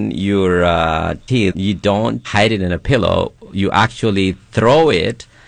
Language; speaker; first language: English; non-native, fluent; Sidamo